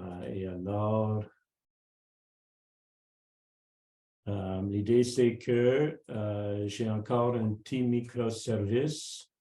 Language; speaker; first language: French; non-native, local second language; English